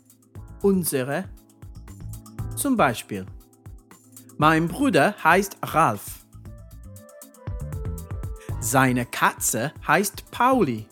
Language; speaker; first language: German; non-native, fluent; English